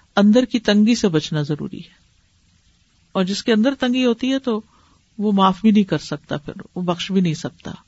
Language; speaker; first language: Urdu; native; Urdu